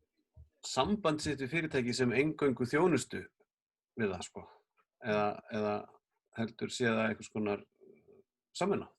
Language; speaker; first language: Icelandic; native; Icelandic